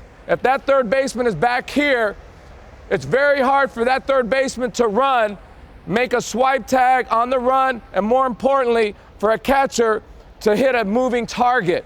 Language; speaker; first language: English; native; English